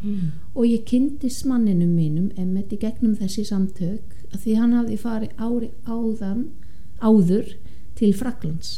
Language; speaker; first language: Icelandic; non-native, fluent; German